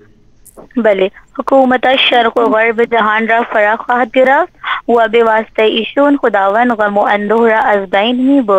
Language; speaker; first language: Persian; non-native, learner; Urdu